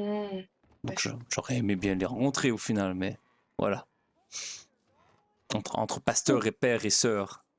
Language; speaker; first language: French; native; French